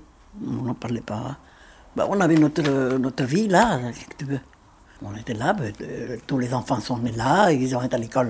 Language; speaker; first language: French; non-native, fluent; Spanish